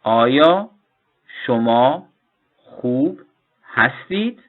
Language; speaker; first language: Persian; non-native, fluent; Turkish